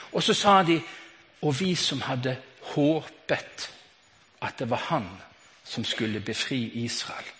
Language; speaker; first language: Norwegian; native; Norwegian